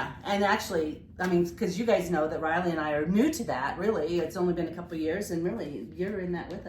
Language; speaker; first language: English; native; English